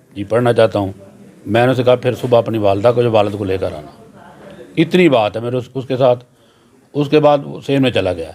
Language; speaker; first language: Urdu; non-native, local second language; Punjabi